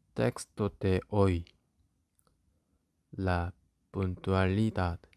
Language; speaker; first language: Spanish; non-native, learner; Korean